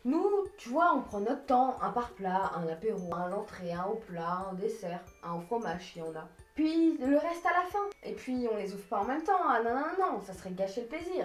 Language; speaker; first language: French; native; French